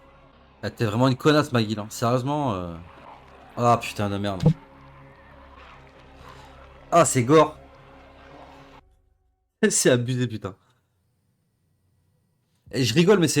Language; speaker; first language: French; native; French